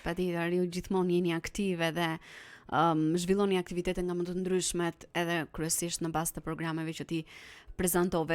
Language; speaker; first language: Albanian; native; Albanian